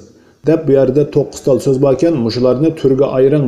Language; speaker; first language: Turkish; non-native, fluent; Uyghur